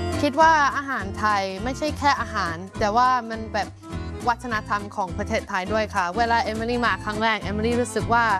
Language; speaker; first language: Thai; non-native, fluent; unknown